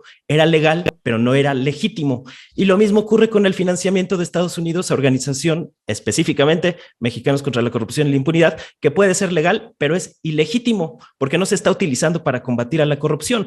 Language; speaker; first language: Spanish; native; Spanish